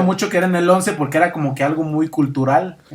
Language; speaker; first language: Spanish; native; Spanish